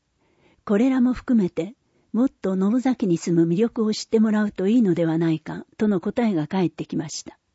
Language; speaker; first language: Japanese; native; Japanese